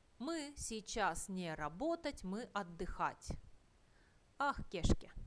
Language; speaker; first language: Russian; non-native, fluent; Turkish